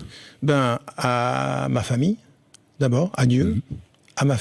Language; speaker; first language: French; early bilingual, other home language; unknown